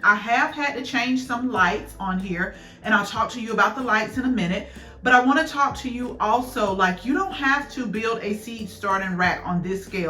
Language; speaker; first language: English; native; English